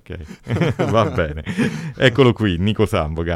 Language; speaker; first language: Italian; native; Italian